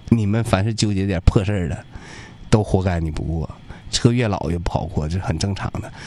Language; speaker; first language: Chinese; native; Chinese